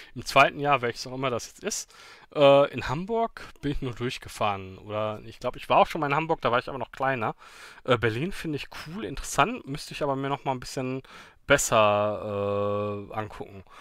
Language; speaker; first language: German; native; German